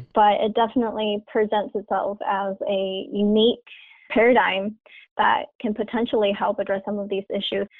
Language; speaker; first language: English; non-native, fluent; Chinese